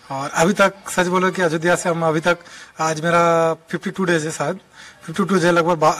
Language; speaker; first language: Hindi; non-native, local second language; Bangla